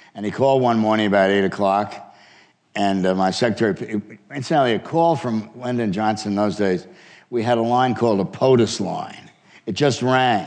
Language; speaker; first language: English; native; English